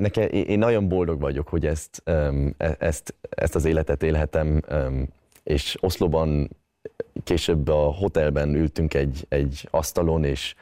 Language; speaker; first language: Hungarian; early bilingual, heritage; Hungarian